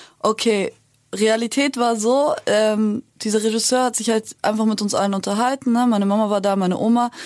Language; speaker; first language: German; early bilingual, other home language; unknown